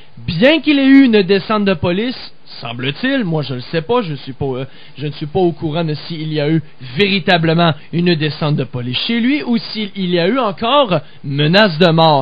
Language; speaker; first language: French; native; French